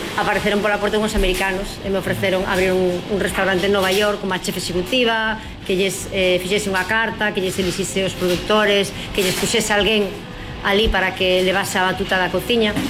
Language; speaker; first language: Galician; native; Galician